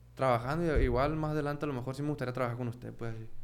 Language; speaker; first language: Spanish; native; Spanish